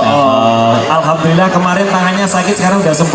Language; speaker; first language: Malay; non-native, local second language; Javanese